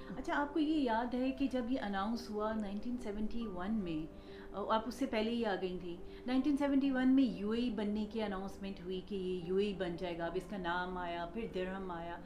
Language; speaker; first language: Urdu; native; Urdu